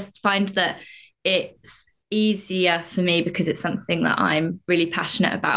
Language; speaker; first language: English; native; English